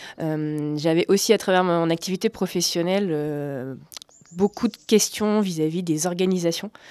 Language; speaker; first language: French; native; French